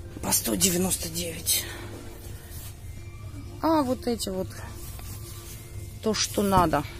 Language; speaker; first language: Russian; native; Russian